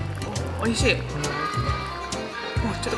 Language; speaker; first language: Japanese; non-native, learner; English